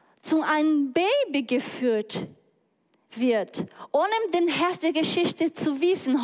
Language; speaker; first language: German; non-native, learner; Portuguese